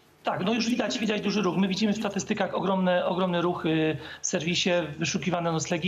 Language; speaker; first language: Polish; native; Polish